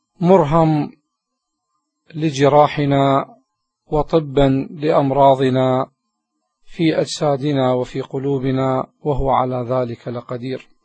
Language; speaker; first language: Arabic; native; Arabic